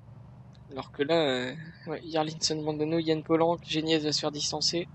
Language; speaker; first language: French; native; French